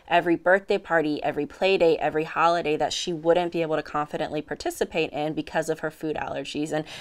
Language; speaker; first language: English; native; English